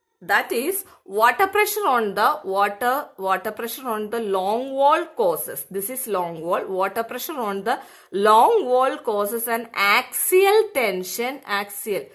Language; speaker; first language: English; non-native, local second language; Malayalam